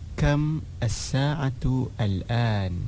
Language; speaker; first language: Arabic; non-native, fluent; Indonesian